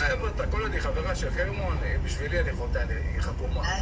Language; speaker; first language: Hebrew; native; Hebrew